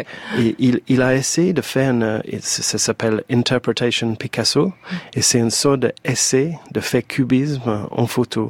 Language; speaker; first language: French; non-native, fluent; English